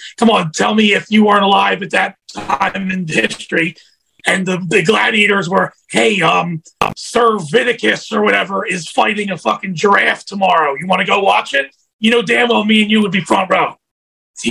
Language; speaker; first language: English; native; English